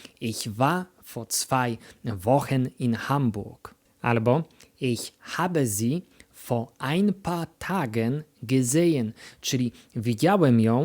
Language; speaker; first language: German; non-native, fluent; Polish